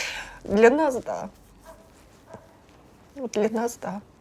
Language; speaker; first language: Russian; native; Russian